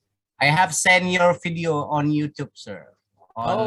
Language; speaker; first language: English; non-native, fluent; Indonesian